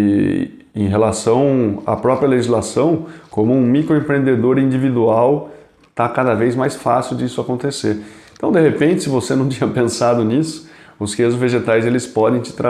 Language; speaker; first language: Portuguese; native; Portuguese